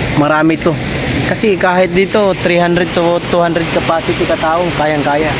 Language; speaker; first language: Filipino; non-native, local second language; Waray